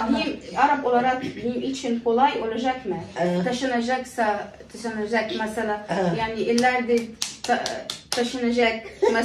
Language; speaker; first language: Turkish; non-native, learner; Arabic